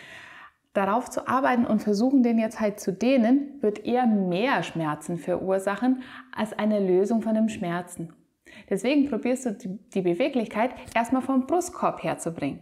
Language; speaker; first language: German; native; German